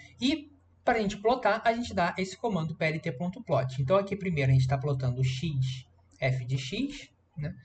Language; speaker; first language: Portuguese; native; Portuguese